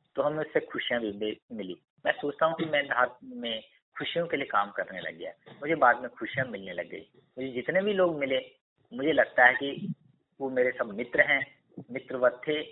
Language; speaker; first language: Hindi; native; Hindi